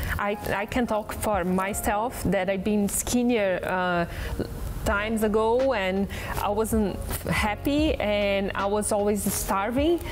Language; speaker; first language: English; non-native, fluent; Portuguese